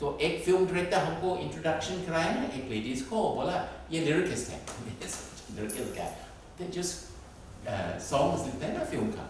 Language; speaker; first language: Hindi; non-native, fluent; English